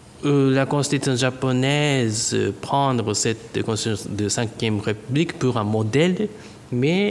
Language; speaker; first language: French; non-native, fluent; Japanese